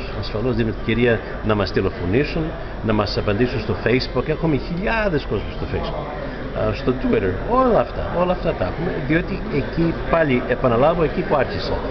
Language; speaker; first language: Greek; early bilingual, heritage; Greek